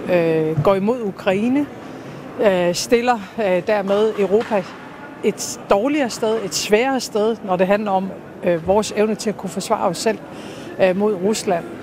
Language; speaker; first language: Danish; native; Danish